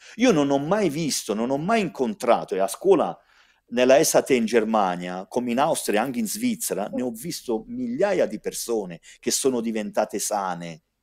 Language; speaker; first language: Italian; early bilingual, heritage; Italian